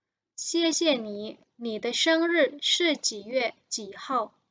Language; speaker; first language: Chinese; non-native, fluent; Indonesian